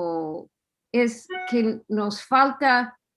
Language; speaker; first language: Spanish; non-native, fluent; English